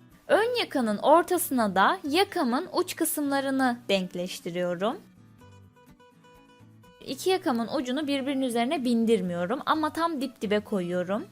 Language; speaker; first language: Turkish; native; Turkish